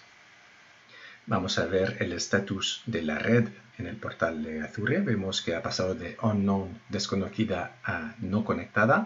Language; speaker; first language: Spanish; non-native, fluent; French